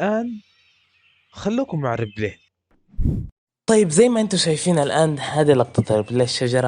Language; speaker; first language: Arabic; native; Arabic